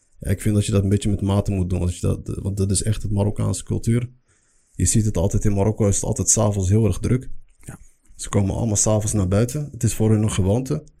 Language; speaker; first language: Dutch; early bilingual, other home language; Arabic